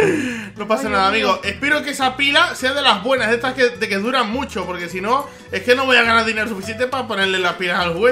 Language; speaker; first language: Spanish; native; Spanish